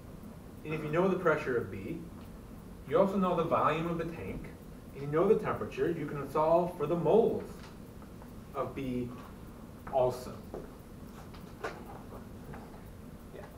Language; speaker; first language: English; native; English